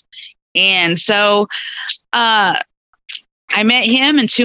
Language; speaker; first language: English; native; English